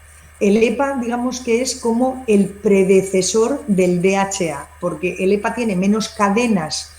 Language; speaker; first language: Spanish; native; Spanish